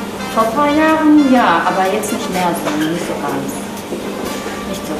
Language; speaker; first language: German; non-native, learner; Turkish